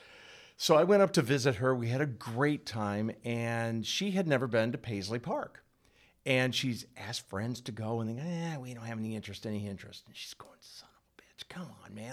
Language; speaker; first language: English; native; English